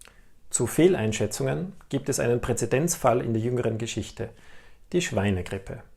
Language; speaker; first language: German; native; German